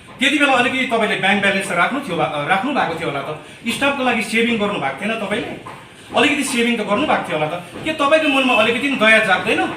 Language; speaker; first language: Nepali; native; Nepali